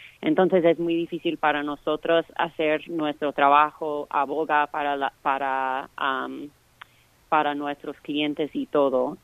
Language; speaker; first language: Spanish; non-native, fluent; English